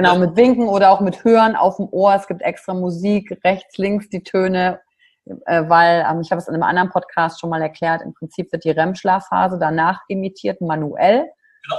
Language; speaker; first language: German; native; German